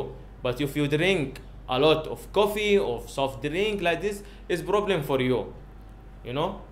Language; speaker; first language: English; non-native, learner; Arabic